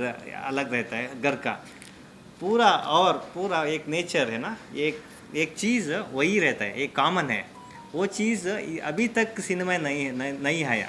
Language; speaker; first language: Hindi; non-native, local second language; Kannada